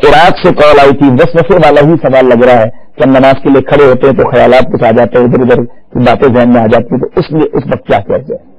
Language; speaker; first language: Urdu; native; Urdu